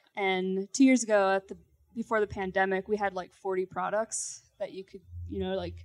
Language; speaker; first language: English; native; English